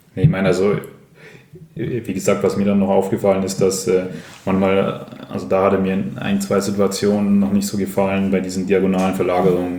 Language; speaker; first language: German; native; German